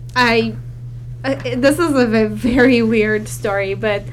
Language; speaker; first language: English; non-native, fluent; Romanian